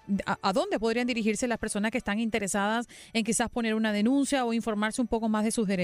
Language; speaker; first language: Spanish; native; Spanish